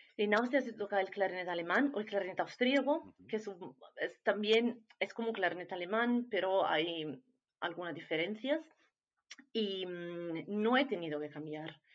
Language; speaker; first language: Spanish; non-native, fluent; Italian